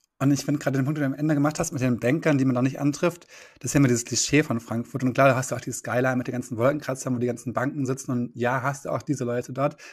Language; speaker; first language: German; native; German